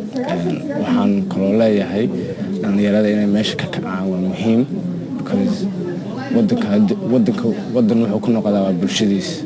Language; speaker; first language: Somali; early bilingual, heritage; Somali